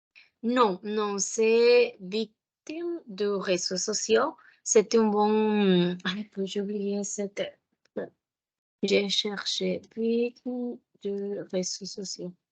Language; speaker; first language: French; non-native, learner; Spanish